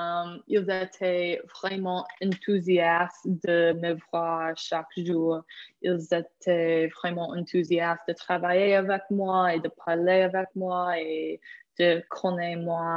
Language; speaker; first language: French; non-native, fluent; English